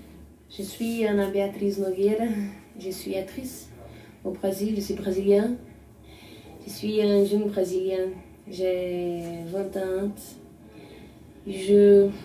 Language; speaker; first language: French; non-native, learner; Portuguese